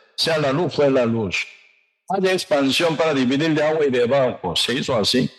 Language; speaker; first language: Spanish; non-native, learner; Korean